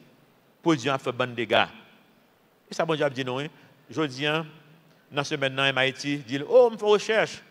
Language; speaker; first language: French; non-native, local second language; Haitian Creole